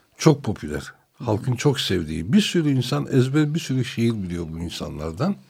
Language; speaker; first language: Turkish; non-native, local second language; Armenian